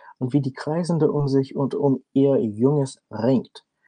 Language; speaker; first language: German; non-native, learner; English